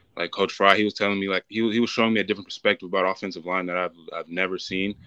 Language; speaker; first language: English; native; English